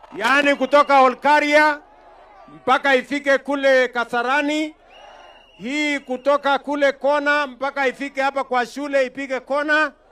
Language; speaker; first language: Swahili; non-native, local second language; Kalenjin